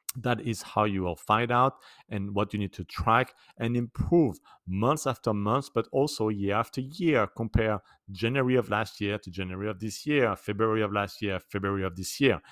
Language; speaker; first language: English; non-native, fluent; French